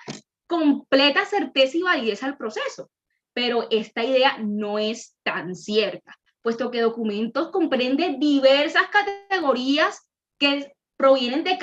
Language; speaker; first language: Spanish; native; Spanish